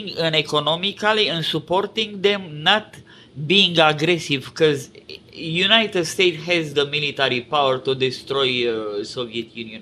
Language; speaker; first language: English; non-native, fluent; Romanian